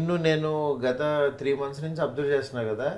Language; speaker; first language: Telugu; native; Telugu